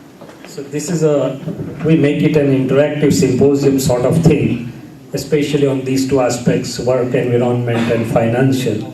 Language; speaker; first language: English; non-native, local second language; Gujarati